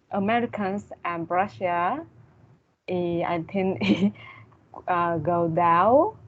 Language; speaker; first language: English; non-native, learner; Vietnamese